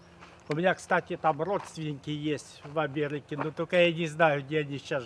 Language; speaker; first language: Russian; native; Russian